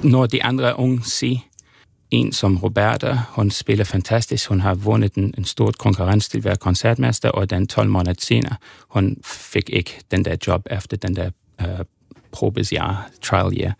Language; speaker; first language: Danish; non-native, learner; English